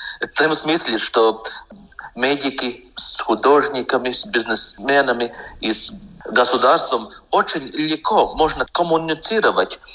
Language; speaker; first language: Russian; non-native, local second language; Latvian